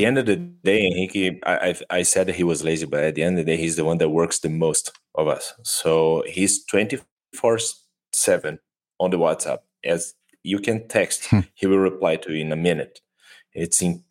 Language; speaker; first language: English; non-native, fluent; Portuguese